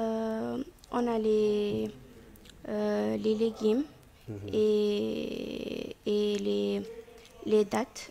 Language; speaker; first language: French; non-native, fluent; Arabic